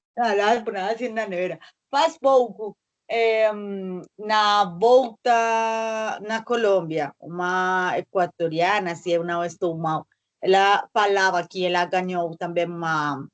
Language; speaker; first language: Portuguese; non-native, learner; Spanish